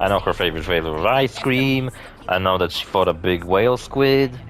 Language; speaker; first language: English; non-native, fluent; Polish